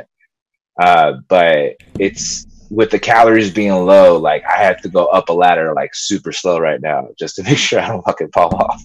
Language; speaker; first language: English; early bilingual, other home language; Spanish